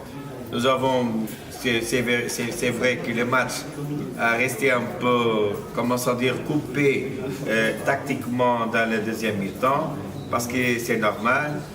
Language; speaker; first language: French; non-native, fluent; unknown